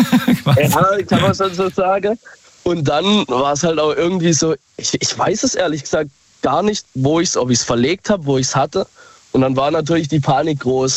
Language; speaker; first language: German; native; German